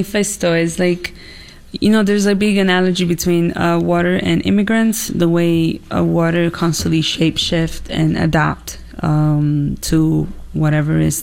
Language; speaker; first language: English; non-native, fluent; Italian